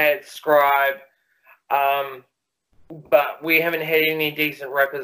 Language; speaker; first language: English; native; English